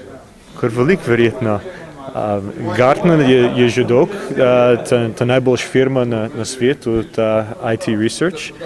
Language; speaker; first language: Slovenian; early bilingual, heritage; English